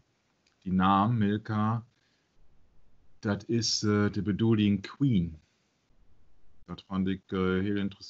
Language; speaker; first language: Dutch; non-native, learner; German